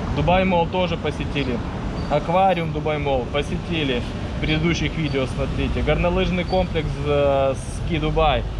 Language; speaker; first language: Russian; native; Russian